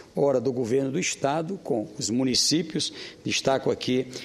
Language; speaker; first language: Portuguese; native; Portuguese